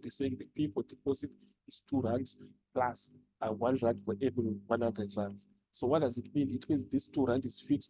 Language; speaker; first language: English; non-native, local second language; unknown